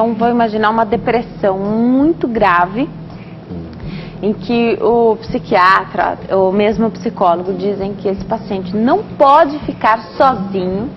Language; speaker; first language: Portuguese; native; Portuguese